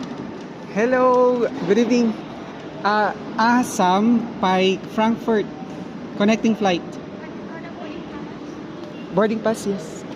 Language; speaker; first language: English; non-native, local second language; Filipino